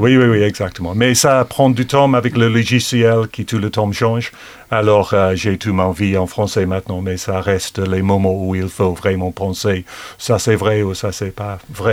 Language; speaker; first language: French; non-native, fluent; English